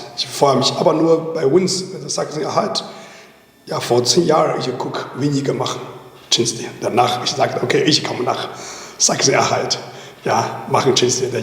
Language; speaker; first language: German; non-native, learner; Chinese